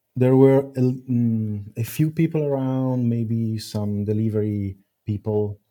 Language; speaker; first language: English; non-native, fluent; Italian